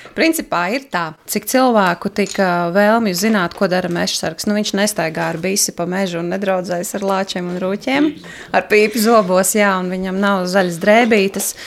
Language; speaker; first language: Latvian; native; Latvian